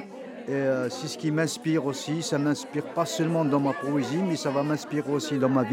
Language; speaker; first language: French; non-native, local second language; Kabyle